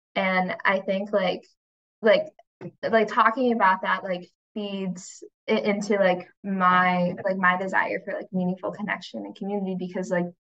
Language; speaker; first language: English; native; English